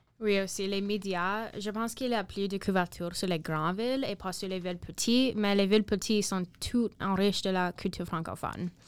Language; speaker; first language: French; non-native, learner; English